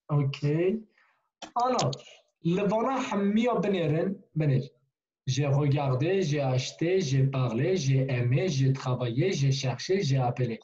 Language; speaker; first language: French; non-native, fluent; Kurdish